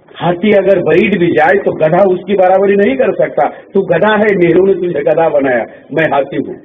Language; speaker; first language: Hindi; non-native, local second language; Marathi